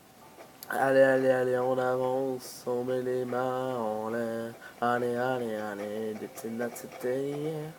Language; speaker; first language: French; native; French